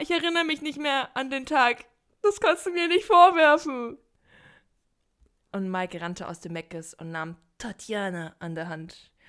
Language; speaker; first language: German; native; German